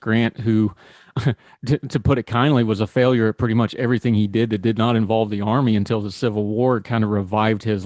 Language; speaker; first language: English; native; English